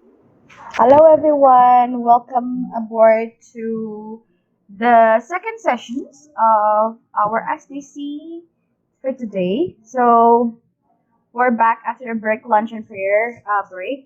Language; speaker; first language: English; non-native, fluent; Indonesian